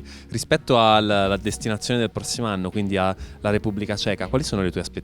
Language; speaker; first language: Italian; native; Italian